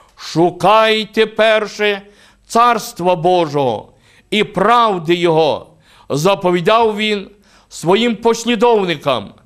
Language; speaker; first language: Ukrainian; native; Ukrainian